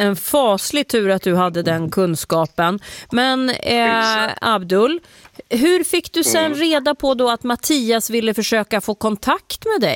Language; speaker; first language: Swedish; native; Swedish